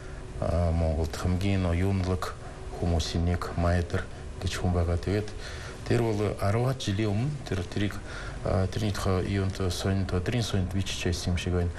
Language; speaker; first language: Mongolian; non-native, fluent; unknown